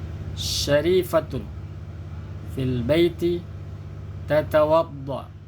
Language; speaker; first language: Arabic; non-native, fluent; Indonesian